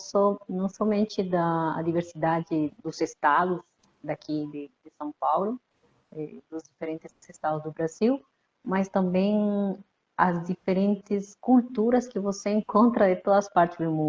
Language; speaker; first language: Portuguese; non-native, fluent; Spanish